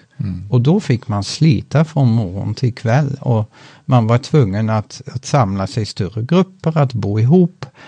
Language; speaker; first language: Swedish; non-native, fluent; Dutch